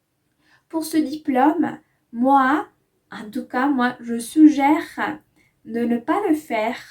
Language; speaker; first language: French; non-native, fluent; Spanish